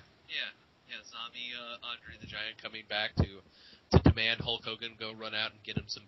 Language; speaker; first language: English; native; English